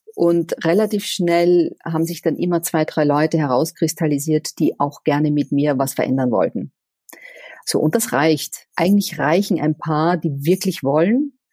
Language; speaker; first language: German; native; German